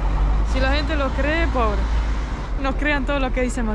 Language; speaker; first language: Spanish; non-native, fluent; Estonian